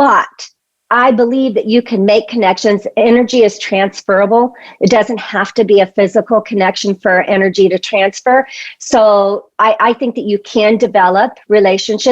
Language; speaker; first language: English; native; English